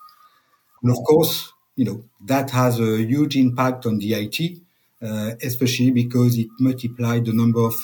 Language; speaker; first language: English; non-native, fluent; French